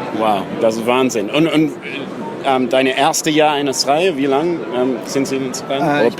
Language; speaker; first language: German; non-native, learner; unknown